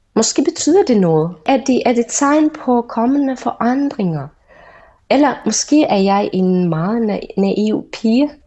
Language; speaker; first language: Danish; non-native, fluent; Russian